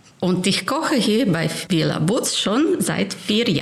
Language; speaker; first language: German; non-native, fluent; Ukrainian